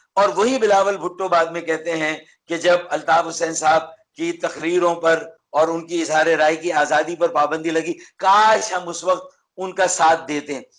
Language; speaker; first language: Urdu; native; Urdu